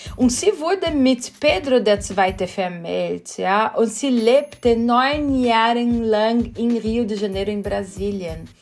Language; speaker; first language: German; non-native, fluent; Portuguese